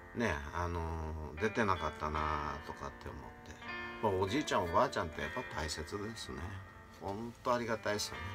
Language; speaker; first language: Japanese; native; Japanese